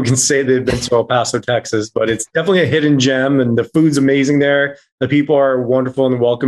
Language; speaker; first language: English; native; English